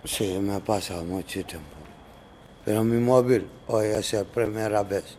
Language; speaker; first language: Spanish; non-native, learner; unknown